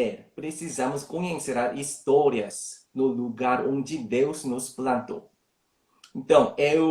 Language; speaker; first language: Portuguese; non-native, learner; Korean